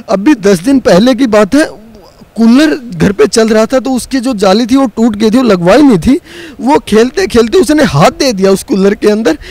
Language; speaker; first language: Hindi; native; Hindi